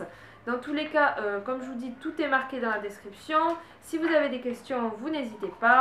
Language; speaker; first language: French; native; French